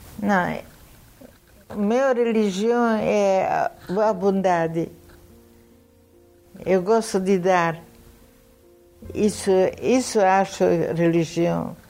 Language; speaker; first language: Portuguese; non-native, fluent; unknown